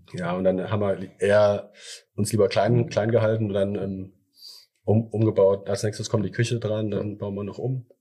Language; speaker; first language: German; early bilingual, other home language; Thai